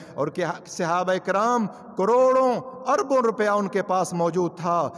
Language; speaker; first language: Urdu; non-native, local second language; Punjabi